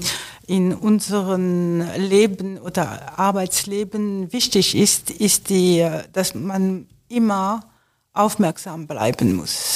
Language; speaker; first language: German; non-native, fluent; French